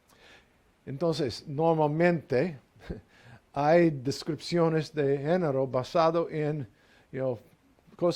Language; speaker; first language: Spanish; non-native, fluent; English